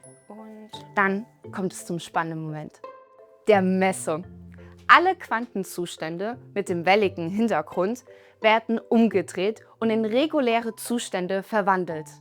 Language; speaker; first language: German; native; German